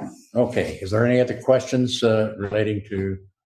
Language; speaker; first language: English; native; English